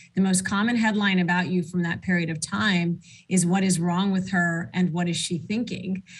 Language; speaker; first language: English; early bilingual, other home language; Arabic